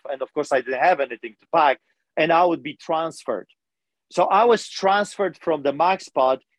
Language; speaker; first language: English; non-native, fluent; Polish